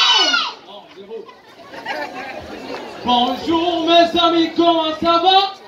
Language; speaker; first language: French; non-native, local second language; Kinyarwanda